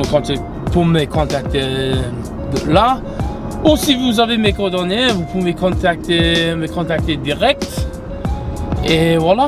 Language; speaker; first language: French; non-native, fluent; English